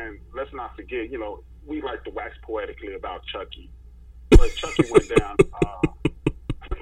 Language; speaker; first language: English; native; English